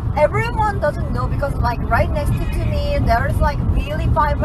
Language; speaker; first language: English; non-native, learner; Korean